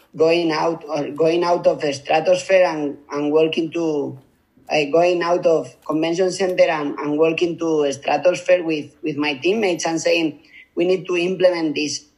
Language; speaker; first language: English; non-native, fluent; Spanish